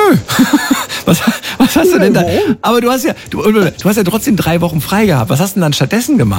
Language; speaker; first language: German; native; German